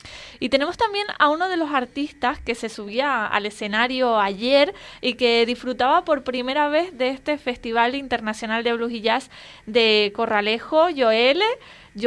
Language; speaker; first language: Spanish; native; Spanish